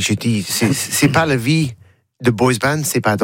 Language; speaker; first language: French; non-native, learner; English